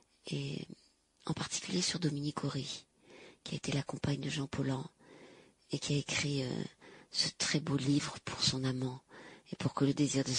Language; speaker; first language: French; native; French